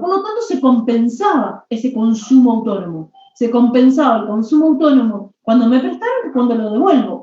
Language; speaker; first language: Spanish; native; Spanish